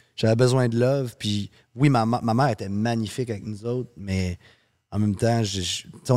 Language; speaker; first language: French; early bilingual, heritage; French